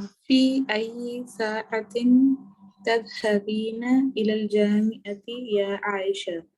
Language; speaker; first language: Arabic; non-native, learner; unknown